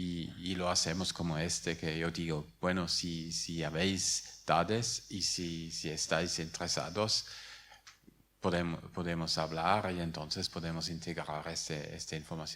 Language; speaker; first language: Spanish; non-native, fluent; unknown